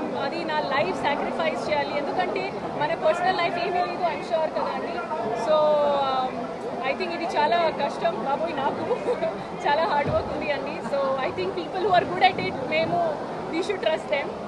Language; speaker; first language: Telugu; non-native, fluent; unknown